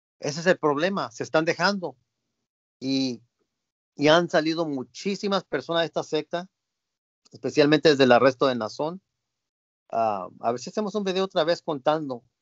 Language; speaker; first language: Spanish; early bilingual, heritage; Spanish